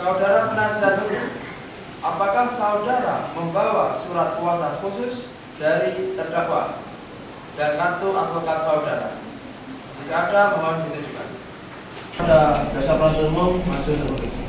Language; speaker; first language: Indonesian; native; Indonesian